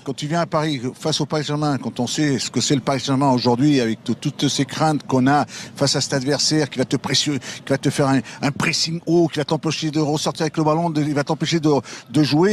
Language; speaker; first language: French; native; French